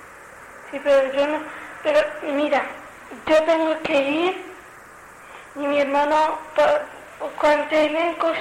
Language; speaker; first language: Spanish; non-native, learner; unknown